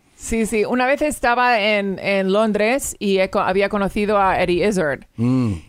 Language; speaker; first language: Spanish; early bilingual, heritage; Spanish